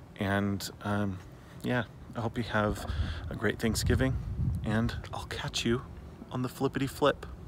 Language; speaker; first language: English; native; English